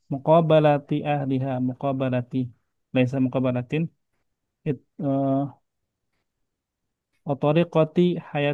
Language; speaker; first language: Arabic; non-native, fluent; Indonesian